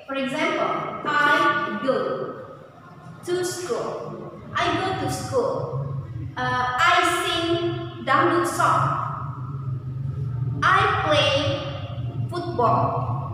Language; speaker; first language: English; non-native, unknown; Indonesian